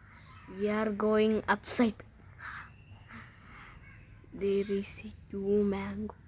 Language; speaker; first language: English; non-native, learner; Malayalam